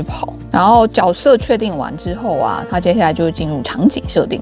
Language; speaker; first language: Chinese; native; Chinese